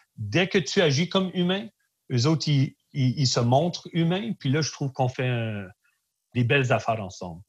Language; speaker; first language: French; native; French